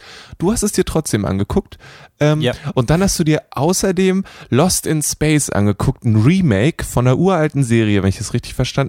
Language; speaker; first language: German; native; German